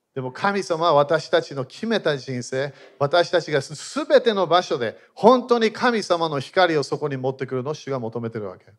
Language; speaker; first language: Japanese; non-native, fluent; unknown